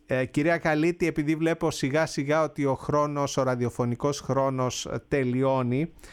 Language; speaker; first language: Greek; native; Greek